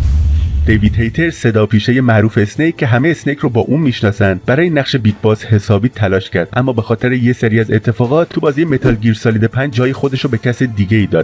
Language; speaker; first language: Persian; native; Persian